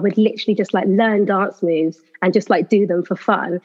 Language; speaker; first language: English; native; English